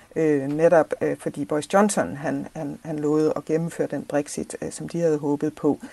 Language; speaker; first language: Danish; non-native, fluent; English